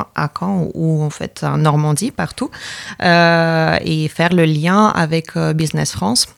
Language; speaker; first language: French; non-native, fluent; Latvian